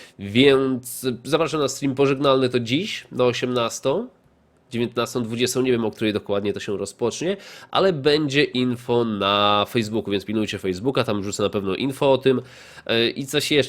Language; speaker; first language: Polish; native; Polish